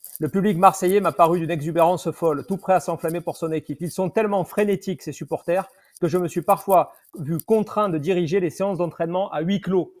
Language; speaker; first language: French; native; French